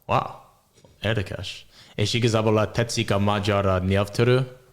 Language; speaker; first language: Hungarian; non-native, learner; English